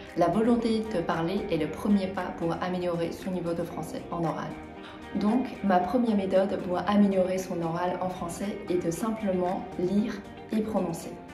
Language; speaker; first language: French; non-native, fluent; Chinese